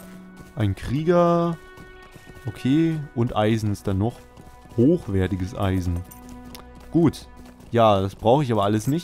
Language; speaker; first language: German; native; German